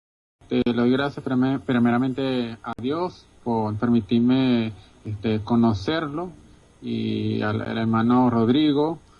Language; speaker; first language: Spanish; native; Spanish